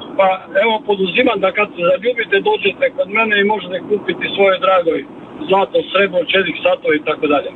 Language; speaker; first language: Croatian; native; Croatian